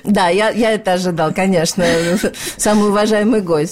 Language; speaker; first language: Russian; native; Russian